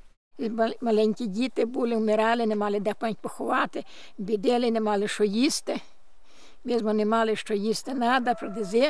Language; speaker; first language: Ukrainian; early bilingual, heritage; Ukrainian